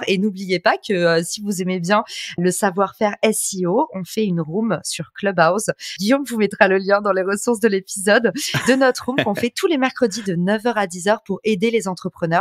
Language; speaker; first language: French; native; French